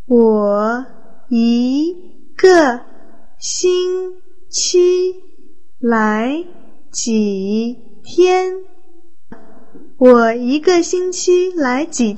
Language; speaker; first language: Chinese; non-native, fluent; Vietnamese